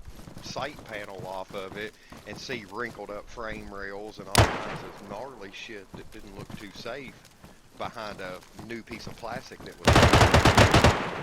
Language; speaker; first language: English; native; English